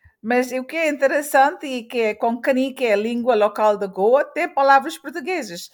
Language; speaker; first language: Portuguese; early bilingual, heritage; Portuguese